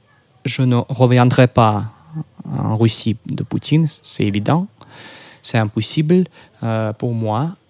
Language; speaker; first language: French; non-native, fluent; Russian